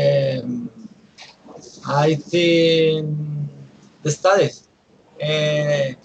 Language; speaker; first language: English; non-native, learner; Spanish